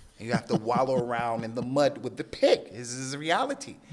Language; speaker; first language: English; native; English